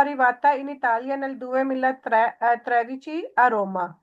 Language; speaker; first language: Italian; non-native, fluent; Punjabi